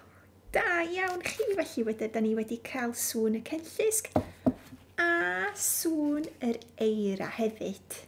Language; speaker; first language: Welsh; native; Welsh